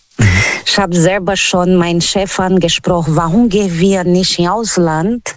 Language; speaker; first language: German; non-native, learner; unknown